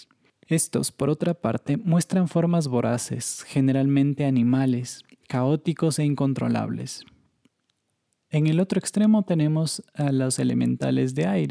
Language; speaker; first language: Spanish; native; Spanish